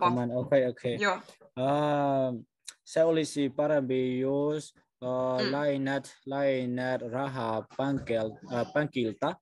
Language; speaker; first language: Finnish; non-native, learner; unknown